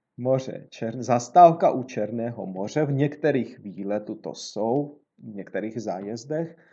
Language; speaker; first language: Czech; non-native, fluent; Georgian